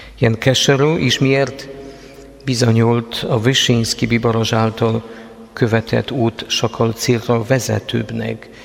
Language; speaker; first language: Hungarian; non-native, fluent; Polish